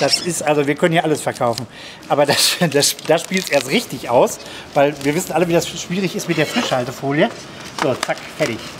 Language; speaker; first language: German; native; German